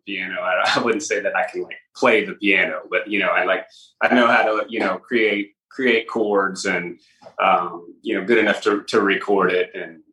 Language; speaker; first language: English; native; English